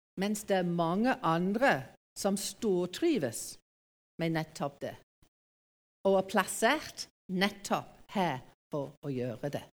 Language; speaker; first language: Norwegian; non-native, fluent; English